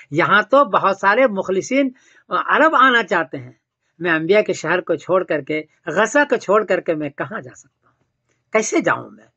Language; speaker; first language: Urdu; native; Urdu